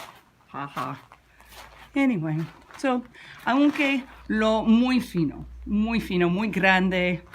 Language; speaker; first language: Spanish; non-native, learner; English